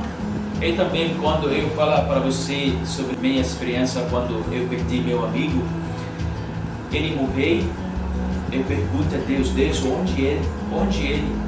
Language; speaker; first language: Portuguese; non-native, learner; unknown